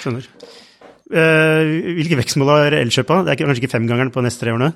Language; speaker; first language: Norwegian; native; Norwegian